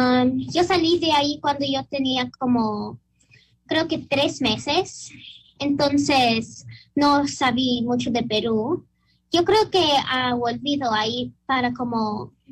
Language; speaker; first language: Spanish; early bilingual, heritage; Spanish